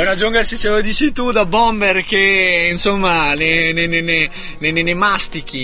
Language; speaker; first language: Italian; native; Italian